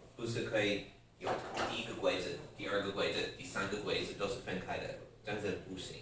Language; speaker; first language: Chinese; non-native, fluent; English